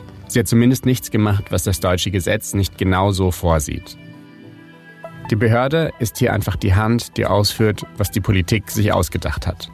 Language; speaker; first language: German; native; German